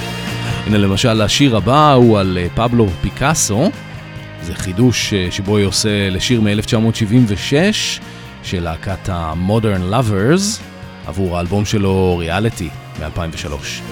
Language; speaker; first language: Hebrew; native; Hebrew